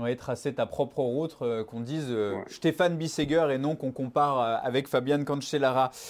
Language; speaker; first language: French; native; French